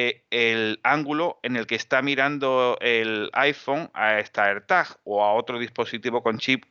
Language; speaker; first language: Spanish; native; Spanish